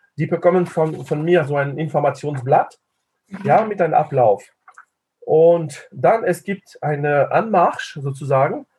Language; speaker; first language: German; non-native, fluent; French